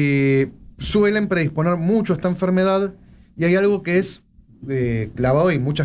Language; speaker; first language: Spanish; native; Spanish